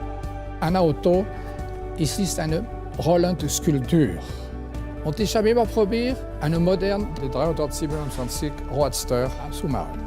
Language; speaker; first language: German; non-native, fluent; French